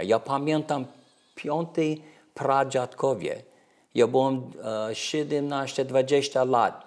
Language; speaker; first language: Polish; early bilingual, heritage; English